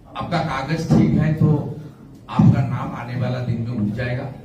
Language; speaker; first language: Hindi; non-native, local second language; Bangla